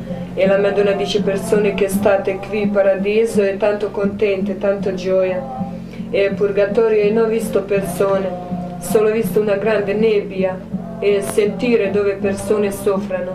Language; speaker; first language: Italian; non-native, learner; Croatian